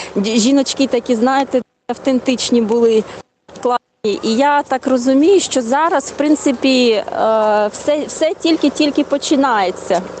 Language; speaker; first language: Ukrainian; native; Ukrainian